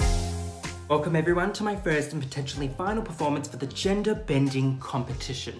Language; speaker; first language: English; native; English